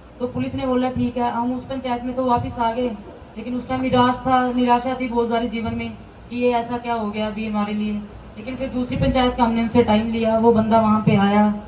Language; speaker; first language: Hindi; non-native, local second language; Punjabi